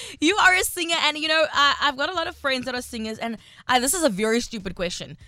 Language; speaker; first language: English; native; English